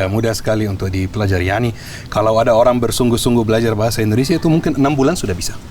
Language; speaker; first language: Indonesian; non-native, fluent; Arabic